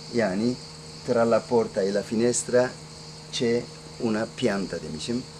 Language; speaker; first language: Italian; non-native, fluent; Turkish